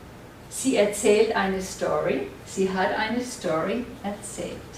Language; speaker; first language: German; non-native, fluent; English